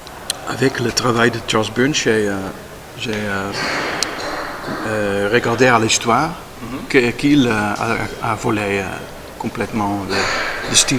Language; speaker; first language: French; non-native, learner; Dutch